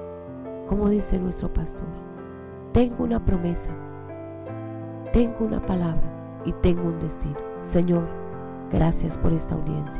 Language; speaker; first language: Spanish; native; Spanish